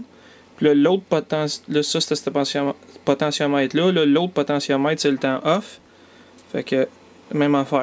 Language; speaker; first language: French; native; French